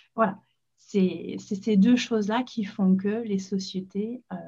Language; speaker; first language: French; non-native, fluent; English